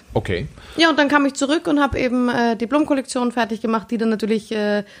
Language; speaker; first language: German; native; German